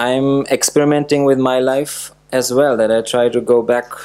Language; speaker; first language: English; non-native, fluent; German